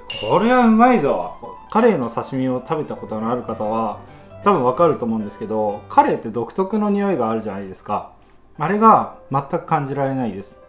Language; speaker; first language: Japanese; native; Japanese